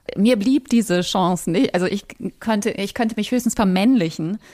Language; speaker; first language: German; native; German